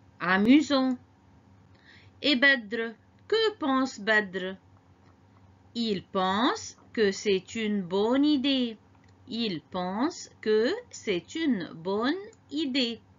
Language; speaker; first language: French; non-native, fluent; Arabic